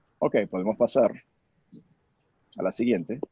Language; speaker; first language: Spanish; native; Spanish